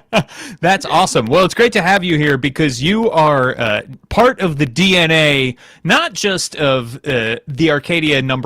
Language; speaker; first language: English; native; English